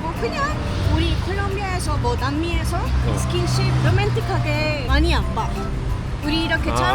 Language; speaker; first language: Korean; non-native, fluent; Spanish